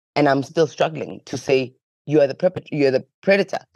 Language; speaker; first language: English; non-native, local second language; Zulu